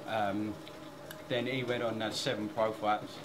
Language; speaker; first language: English; native; English